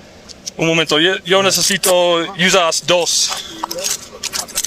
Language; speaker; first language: Spanish; non-native, learner; English